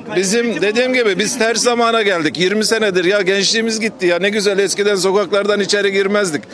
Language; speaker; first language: Turkish; native; Turkish